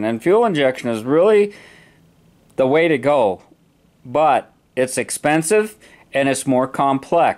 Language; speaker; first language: English; native; English